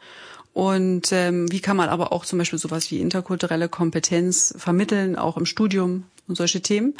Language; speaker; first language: German; native; German